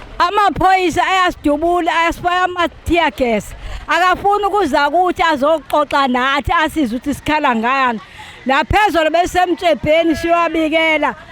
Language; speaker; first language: Zulu; native; Zulu